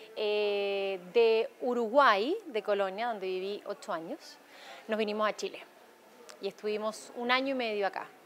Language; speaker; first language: Spanish; native; Spanish